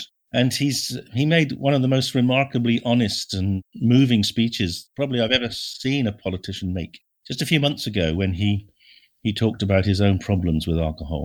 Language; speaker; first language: English; native; English